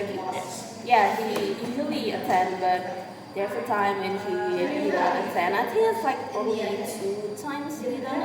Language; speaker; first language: English; non-native, learner; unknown